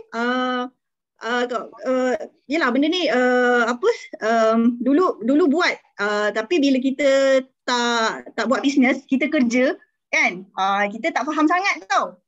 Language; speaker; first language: Malay; native; Malay